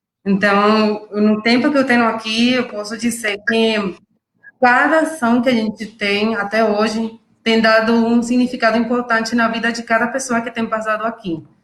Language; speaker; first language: Portuguese; non-native, fluent; Spanish